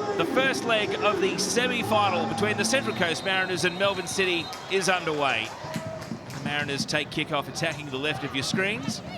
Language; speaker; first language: English; native; English